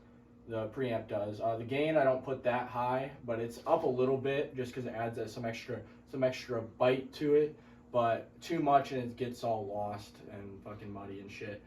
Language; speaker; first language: English; native; English